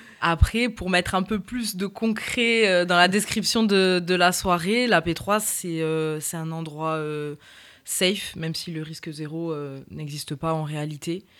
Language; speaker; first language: French; native; French